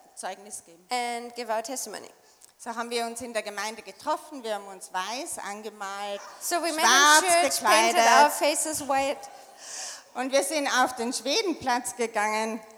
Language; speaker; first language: German; native; German